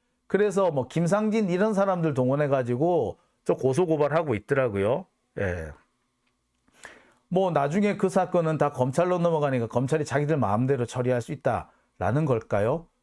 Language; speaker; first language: Korean; native; Korean